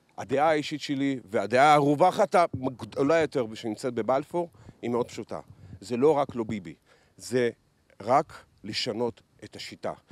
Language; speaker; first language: Hebrew; early bilingual, other home language; Russian